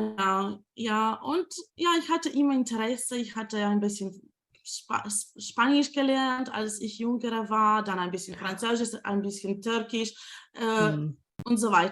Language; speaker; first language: German; non-native, fluent; Ukrainian